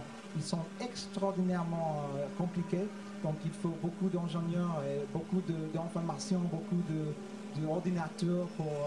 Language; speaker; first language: French; non-native, fluent; English